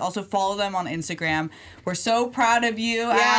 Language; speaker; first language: English; native; English